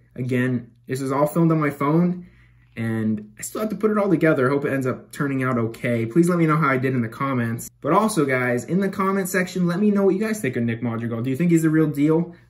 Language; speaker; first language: English; native; English